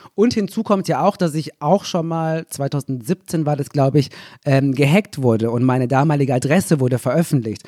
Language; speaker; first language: German; native; German